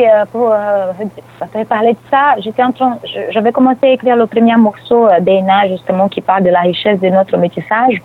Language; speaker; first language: French; non-native, fluent; Portuguese